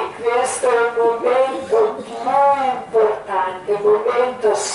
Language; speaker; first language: Italian; non-native, learner; Croatian